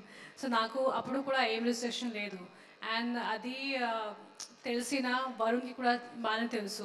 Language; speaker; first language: Telugu; non-native, fluent; Hindi